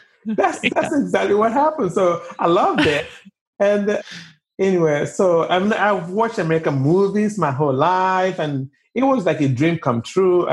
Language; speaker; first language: English; non-native, local second language; Igbo